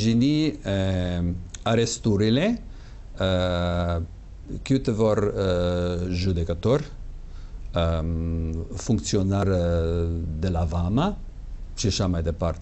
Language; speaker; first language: Romanian; non-native, fluent; English